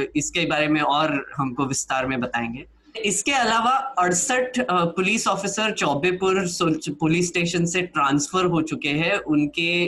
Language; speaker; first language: Hindi; native; Hindi